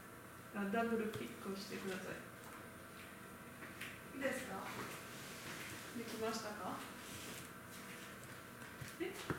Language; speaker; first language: Japanese; non-native, learner; French